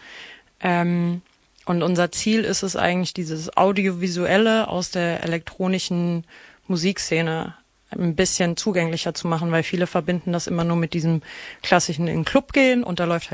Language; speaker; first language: German; native; German